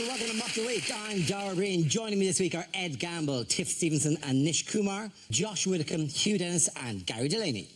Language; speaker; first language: English; native; English